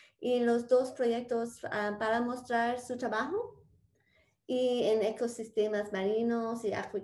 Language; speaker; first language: Spanish; non-native, fluent; English